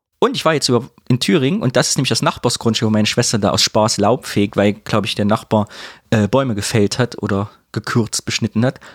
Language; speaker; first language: German; native; German